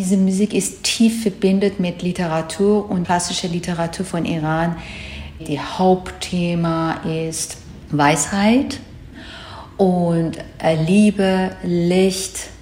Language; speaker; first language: German; non-native, learner; Persian